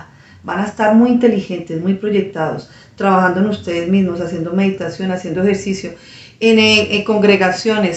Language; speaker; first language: Spanish; native; Spanish